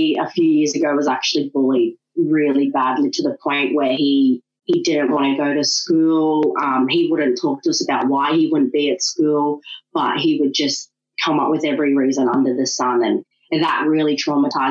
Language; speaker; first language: English; native; English